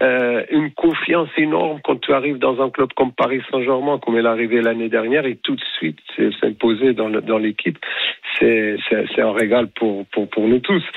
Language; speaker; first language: French; non-native, fluent; Portuguese